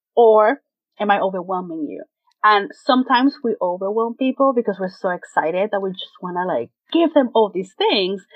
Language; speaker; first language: English; non-native, fluent; Spanish